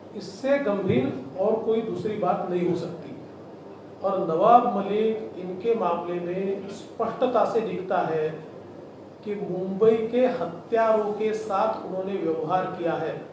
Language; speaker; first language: Hindi; non-native, local second language; Marathi